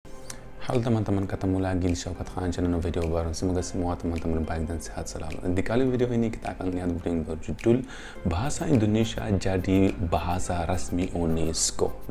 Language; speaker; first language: Indonesian; non-native, fluent; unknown